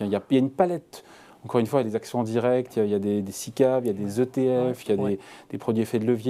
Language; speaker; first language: French; native; French